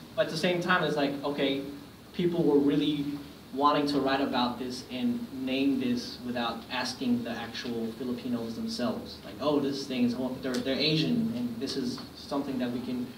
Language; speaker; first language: English; native; English